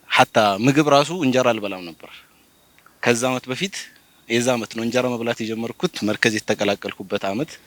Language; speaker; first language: Amharic; native; Amharic